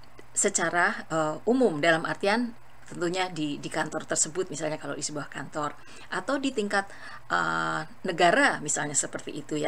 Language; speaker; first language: Indonesian; native; Indonesian